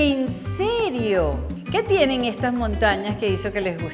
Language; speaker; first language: Spanish; native; Spanish